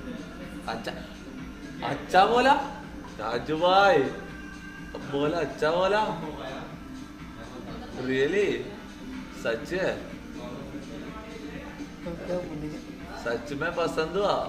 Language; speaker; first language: Hindi; non-native, local second language; Malayalam